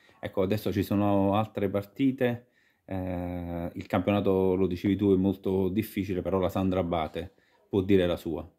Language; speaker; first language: Italian; native; Italian